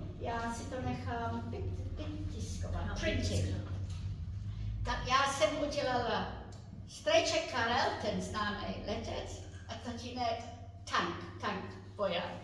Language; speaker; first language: Czech; early bilingual, heritage; Czech